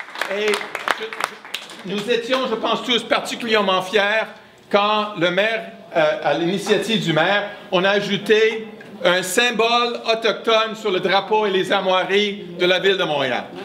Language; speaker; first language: French; non-native, fluent; English